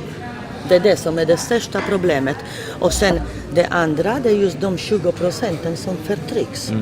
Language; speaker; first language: Swedish; non-native, fluent; Polish